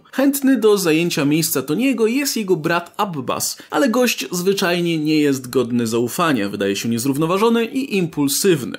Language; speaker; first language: Polish; native; Polish